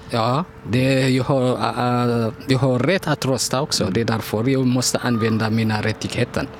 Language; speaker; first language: Swedish; non-native, learner; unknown